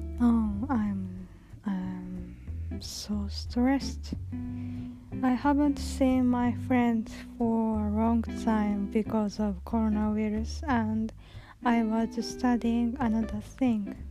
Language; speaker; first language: English; non-native, learner; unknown